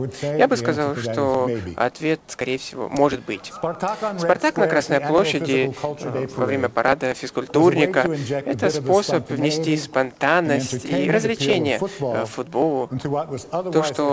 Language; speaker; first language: Russian; native; Russian